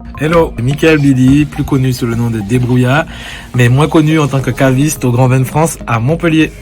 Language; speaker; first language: French; native; French